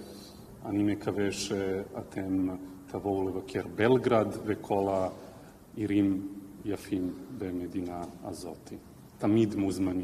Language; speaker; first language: Hebrew; non-native, learner; Serbian